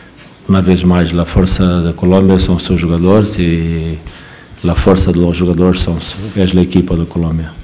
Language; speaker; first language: Spanish; non-native, fluent; Portuguese